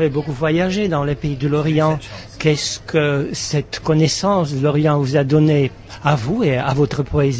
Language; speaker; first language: French; non-native, fluent; Czech